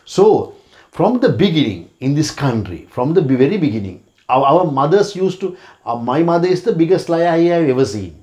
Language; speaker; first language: English; non-native, local second language; Sinhala